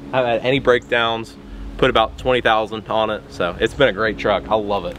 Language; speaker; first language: English; native; English